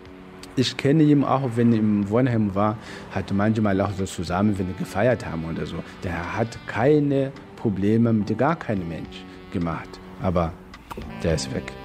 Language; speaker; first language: German; non-native, fluent; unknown